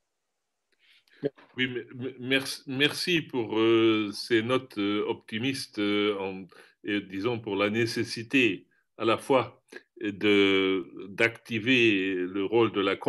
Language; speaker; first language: French; non-native, fluent; German